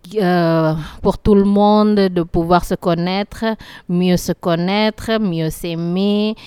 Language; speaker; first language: French; non-native, learner; Indonesian